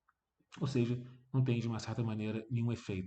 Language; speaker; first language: Portuguese; native; Portuguese